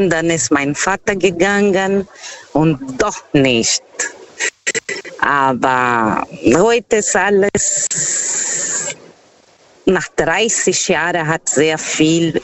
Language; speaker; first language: German; non-native, learner; Portuguese